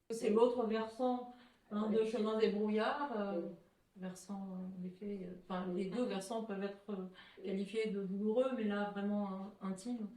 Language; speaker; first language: French; native; French